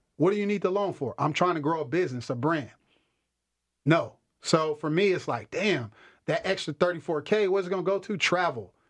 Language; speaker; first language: English; native; English